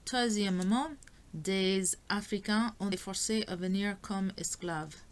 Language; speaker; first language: French; non-native, learner; English